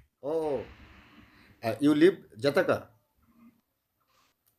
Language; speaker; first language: English; non-native, learner; Bangla